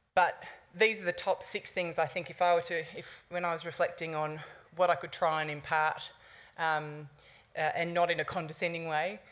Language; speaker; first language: English; native; English